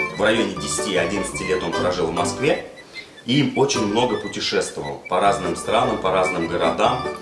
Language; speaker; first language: Russian; native; Russian